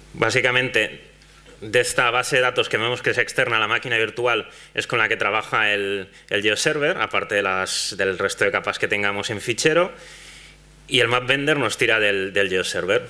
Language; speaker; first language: Spanish; non-native, local second language; Catalan